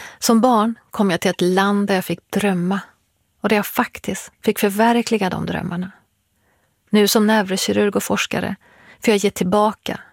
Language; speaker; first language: Swedish; early bilingual, other home language; Persian